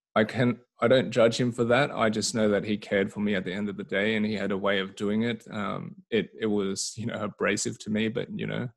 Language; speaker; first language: English; native; English